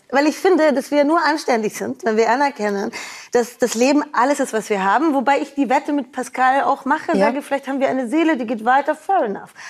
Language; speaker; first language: German; native; German